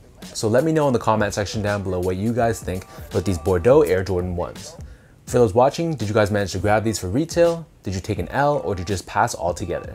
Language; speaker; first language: English; native; English